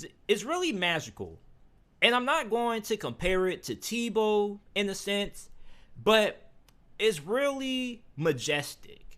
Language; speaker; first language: English; native; English